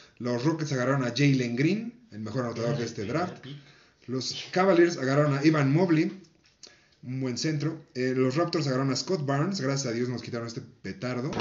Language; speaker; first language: Spanish; native; Spanish